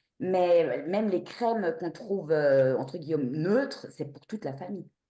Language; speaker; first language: French; native; French